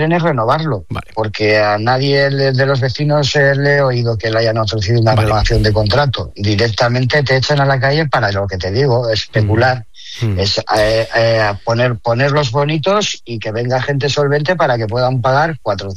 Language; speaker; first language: Spanish; native; Spanish